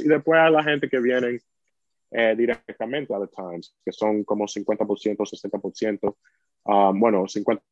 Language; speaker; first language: Spanish; early bilingual, heritage; Spanish